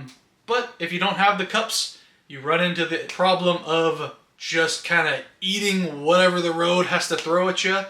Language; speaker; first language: English; native; English